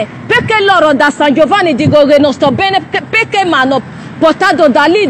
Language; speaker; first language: Italian; non-native, learner; Nigerian Pidgin